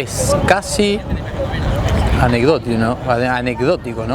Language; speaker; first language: Spanish; native; Spanish